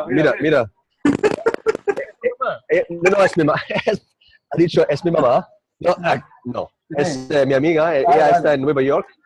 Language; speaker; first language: Spanish; non-native, learner; English